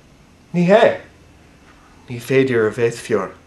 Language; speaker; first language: Irish; non-native, learner; English